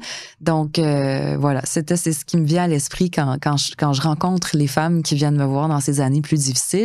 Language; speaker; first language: French; native; French